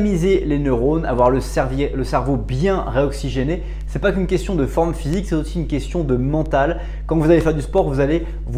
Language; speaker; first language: French; native; French